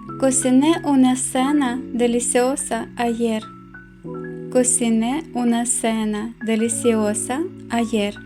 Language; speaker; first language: Spanish; non-native, fluent; Ukrainian